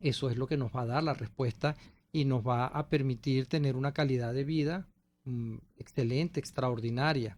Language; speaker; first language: Spanish; native; Spanish